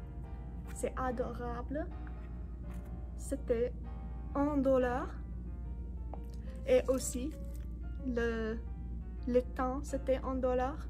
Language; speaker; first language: French; non-native, learner; English